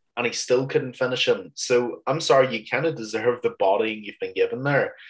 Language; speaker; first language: English; native; English